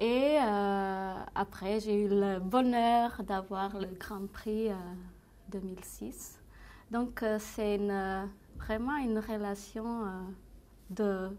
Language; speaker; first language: French; non-native, fluent; Portuguese